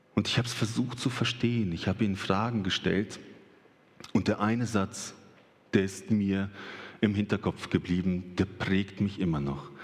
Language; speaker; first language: German; early bilingual, other home language; Russian